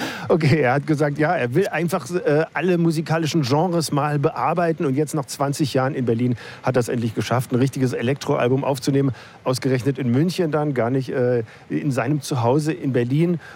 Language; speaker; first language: German; native; German